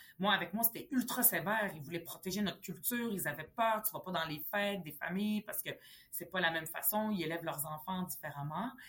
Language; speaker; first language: French; early bilingual, other home language; Arabic